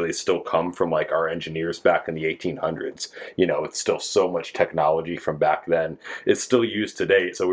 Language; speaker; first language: English; native; English